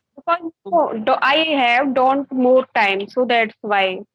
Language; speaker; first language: English; non-native, learner; Hindi